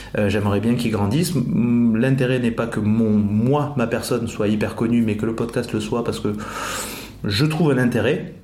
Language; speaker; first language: French; native; French